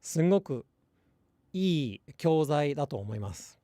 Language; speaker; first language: Japanese; non-native, fluent; English